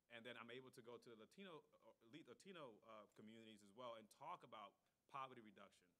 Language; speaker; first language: English; native; English